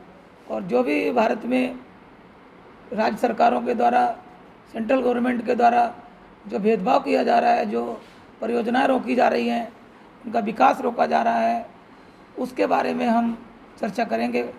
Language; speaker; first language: Hindi; native; Hindi